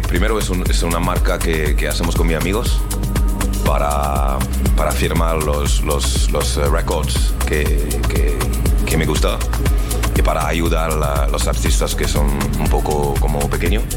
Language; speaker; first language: Spanish; non-native, learner; French